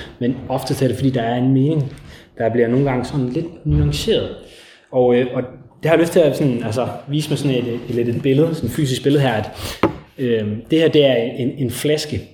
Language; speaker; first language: Danish; native; Danish